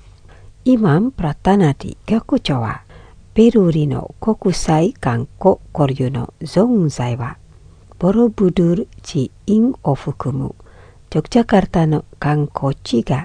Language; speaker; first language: Japanese; non-native, fluent; Indonesian